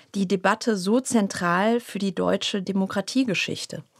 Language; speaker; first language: German; native; German